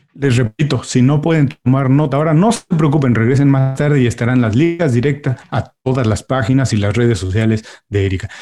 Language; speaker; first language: Spanish; native; Spanish